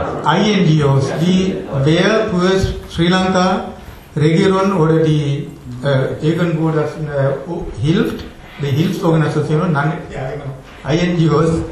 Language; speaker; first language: German; non-native, fluent; Tamil